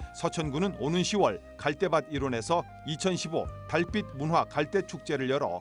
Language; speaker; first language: Korean; native; Korean